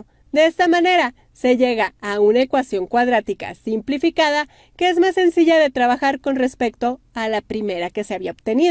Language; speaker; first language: Spanish; native; Spanish